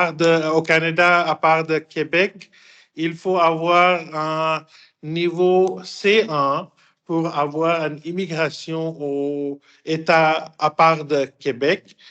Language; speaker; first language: French; non-native, fluent; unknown